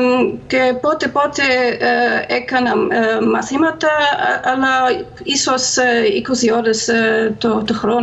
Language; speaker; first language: Greek; non-native, fluent; German